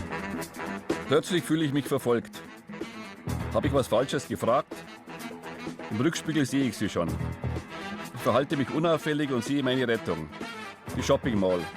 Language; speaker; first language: German; native; German